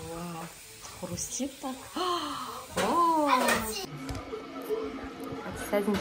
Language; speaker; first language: Russian; non-native, local second language; Kazakh